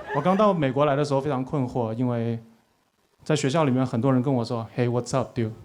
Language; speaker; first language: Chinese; early bilingual, heritage; Cantonese